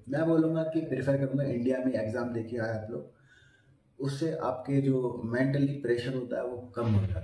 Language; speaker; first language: Hindi; native; Hindi